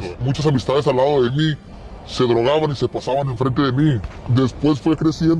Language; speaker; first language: Spanish; native; Spanish